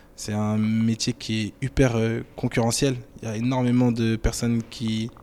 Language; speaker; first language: French; native; French